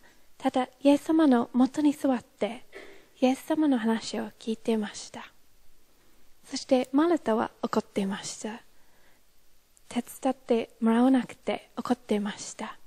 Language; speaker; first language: Japanese; non-native, fluent; English